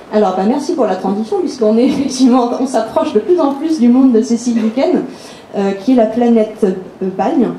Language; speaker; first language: French; native; French